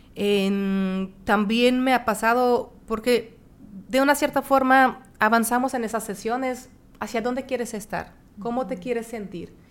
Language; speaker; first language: Spanish; non-native, fluent; French